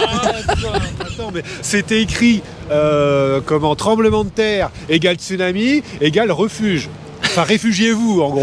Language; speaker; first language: French; native; French